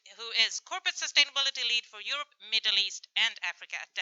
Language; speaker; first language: English; non-native, fluent; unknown